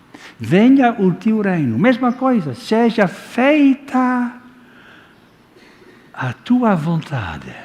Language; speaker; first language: Portuguese; non-native, fluent; Dutch